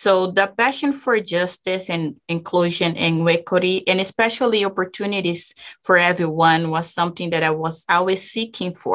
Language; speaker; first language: English; non-native, fluent; Portuguese